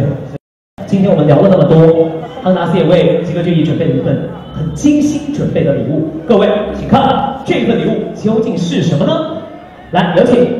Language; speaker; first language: Chinese; native; Chinese